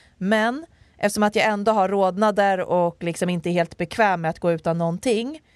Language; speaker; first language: Swedish; native; Swedish